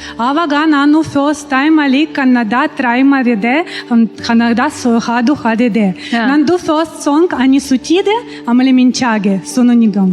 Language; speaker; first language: Kannada; non-native, learner; Russian